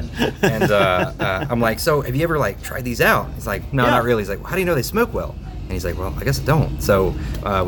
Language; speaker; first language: English; native; English